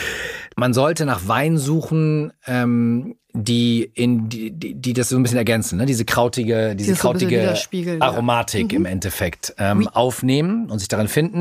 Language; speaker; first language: German; native; German